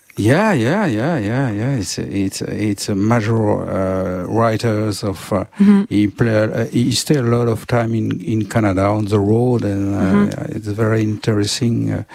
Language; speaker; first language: English; non-native, learner; French